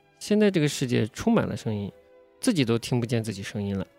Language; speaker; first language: Chinese; native; Chinese